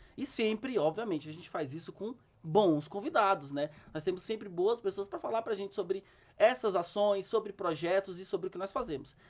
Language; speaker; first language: Portuguese; native; Portuguese